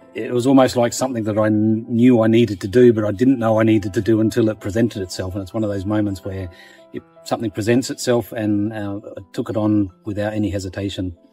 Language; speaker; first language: English; native; English